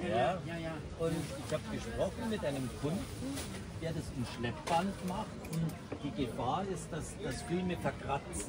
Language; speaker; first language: German; non-native, fluent; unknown